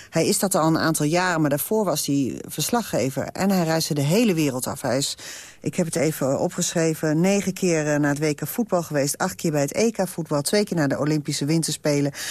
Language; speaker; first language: Dutch; native; Dutch